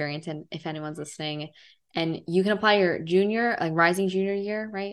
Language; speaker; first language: English; native; English